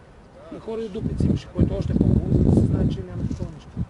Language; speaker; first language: Bulgarian; native; Bulgarian